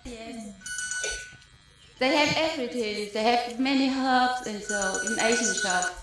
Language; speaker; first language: English; non-native, learner; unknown